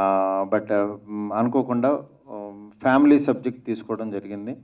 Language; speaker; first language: Telugu; native; Telugu